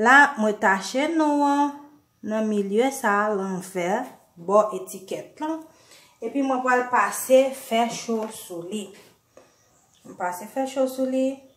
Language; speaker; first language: French; non-native, learner; Haitian Creole